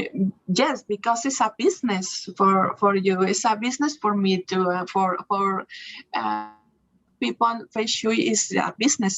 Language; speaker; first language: English; non-native, learner; Spanish